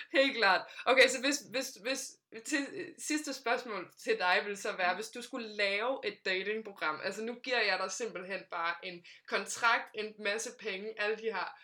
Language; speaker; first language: Danish; native; Danish